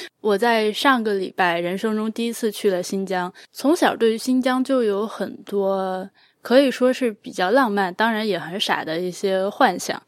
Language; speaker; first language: Chinese; native; Chinese